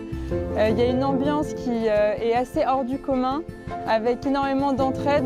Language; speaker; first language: French; native; French